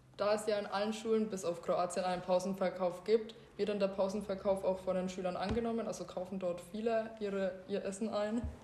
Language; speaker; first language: German; native; German